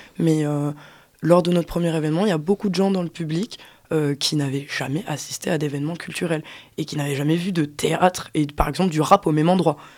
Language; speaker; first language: French; native; French